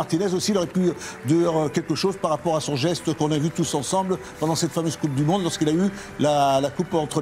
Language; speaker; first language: French; native; French